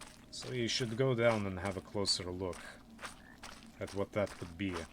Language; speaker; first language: English; native; English